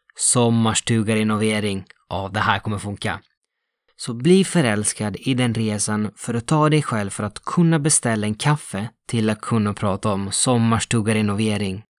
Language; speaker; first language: Swedish; non-native, fluent; Italian